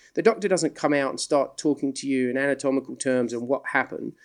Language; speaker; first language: English; native; English